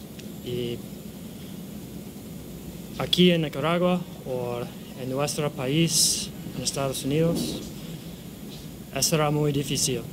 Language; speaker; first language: Spanish; non-native, learner; English